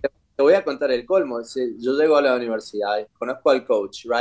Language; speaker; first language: Spanish; early bilingual, other home language; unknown